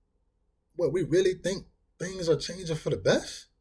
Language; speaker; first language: English; native; English